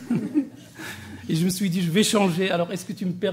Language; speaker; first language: French; non-native, local second language; Arabic